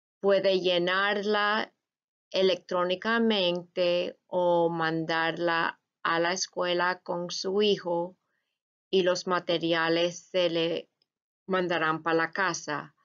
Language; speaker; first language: Spanish; non-native, fluent; English